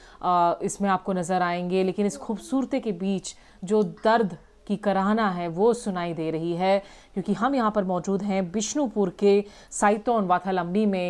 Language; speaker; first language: Hindi; native; Hindi